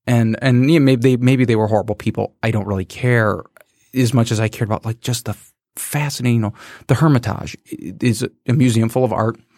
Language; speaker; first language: English; native; English